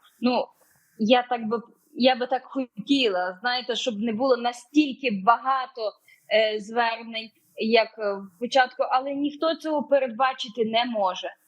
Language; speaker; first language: Ukrainian; native; Ukrainian